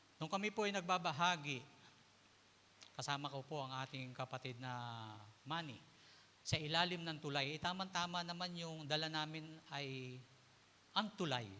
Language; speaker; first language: Filipino; native; Filipino